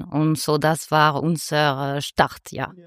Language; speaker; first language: German; non-native, learner; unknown